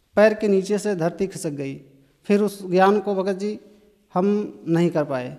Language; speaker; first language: Hindi; native; Hindi